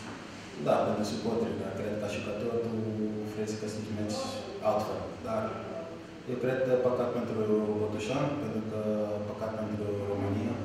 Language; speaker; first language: Romanian; non-native, learner; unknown